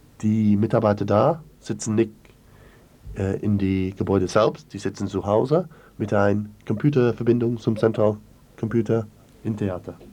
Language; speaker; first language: German; non-native, learner; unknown